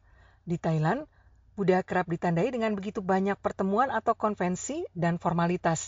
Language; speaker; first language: Indonesian; native; Indonesian